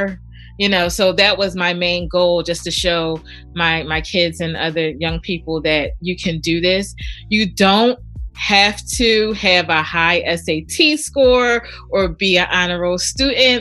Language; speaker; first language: English; native; English